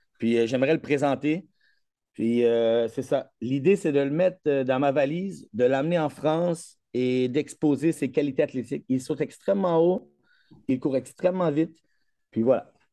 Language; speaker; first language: French; non-native, fluent; Spanish